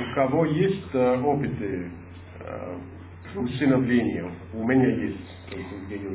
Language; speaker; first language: Russian; non-native, fluent; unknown